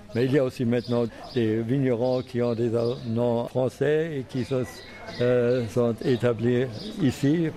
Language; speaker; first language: French; non-native, fluent; German